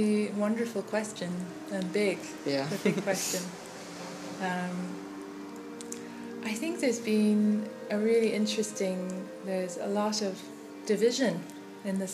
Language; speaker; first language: English; native; English